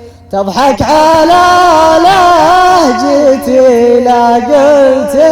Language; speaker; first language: Arabic; native; Arabic